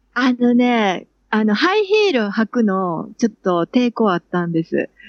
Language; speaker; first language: Japanese; native; Japanese